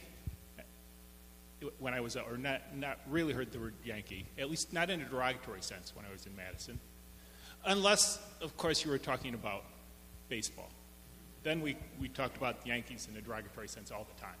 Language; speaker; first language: English; native; English